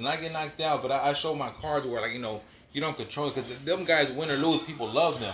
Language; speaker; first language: English; early bilingual, other home language; Spanish